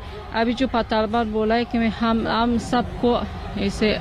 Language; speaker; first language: Hindi; non-native, learner; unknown